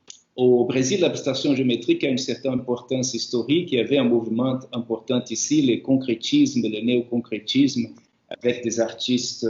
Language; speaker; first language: French; non-native, fluent; Portuguese